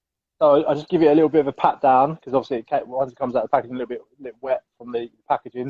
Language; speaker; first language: English; native; English